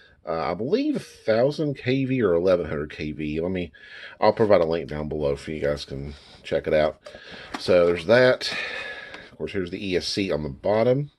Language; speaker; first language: English; native; English